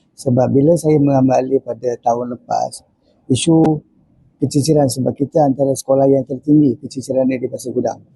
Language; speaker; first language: Malay; non-native, local second language; Tamil